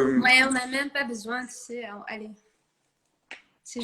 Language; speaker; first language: French; non-native, fluent; Dutch